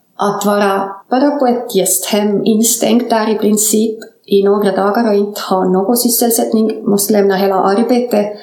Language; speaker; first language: Swedish; non-native, fluent; Estonian